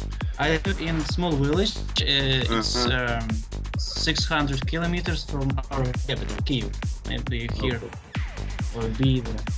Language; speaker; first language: English; non-native, learner; Ukrainian